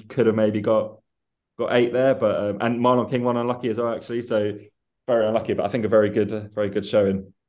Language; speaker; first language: English; early bilingual, other home language; Persian